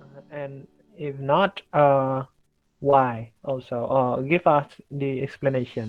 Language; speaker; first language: English; non-native, learner; Indonesian